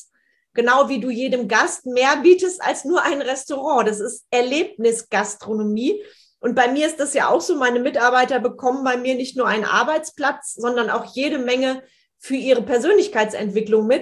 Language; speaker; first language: German; native; German